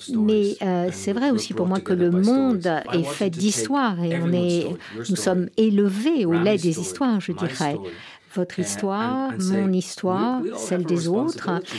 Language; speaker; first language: French; non-native, fluent; English